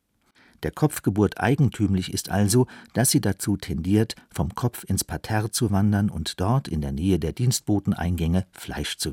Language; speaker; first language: German; native; German